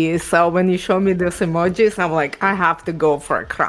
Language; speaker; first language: English; non-native, fluent; Ukrainian